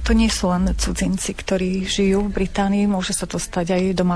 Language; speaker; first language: Slovak; native; Slovak